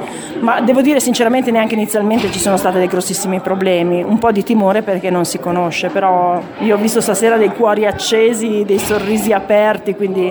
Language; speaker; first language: Italian; native; Italian